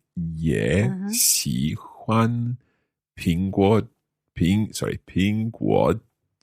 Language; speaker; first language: Chinese; non-native, learner; English